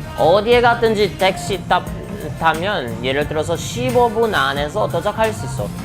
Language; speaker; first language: Korean; non-native, fluent; Portuguese